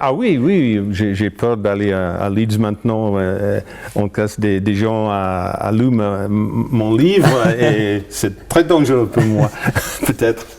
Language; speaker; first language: French; non-native, fluent; English